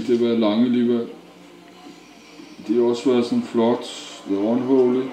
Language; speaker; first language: Danish; native; Danish